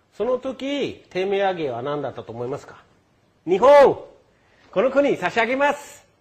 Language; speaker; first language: Japanese; non-native, fluent; English